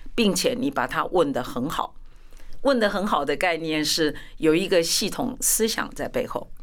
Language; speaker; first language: Chinese; native; Chinese